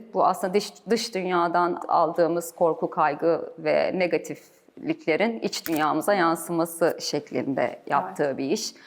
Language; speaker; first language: Turkish; native; Turkish